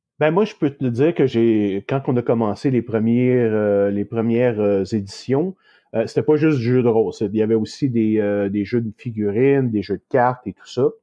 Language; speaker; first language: French; native; French